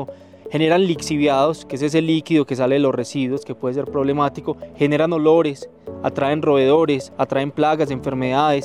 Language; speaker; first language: Spanish; native; Spanish